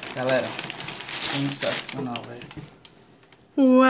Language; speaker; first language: Portuguese; native; Portuguese